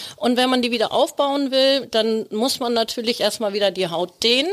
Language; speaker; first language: German; native; German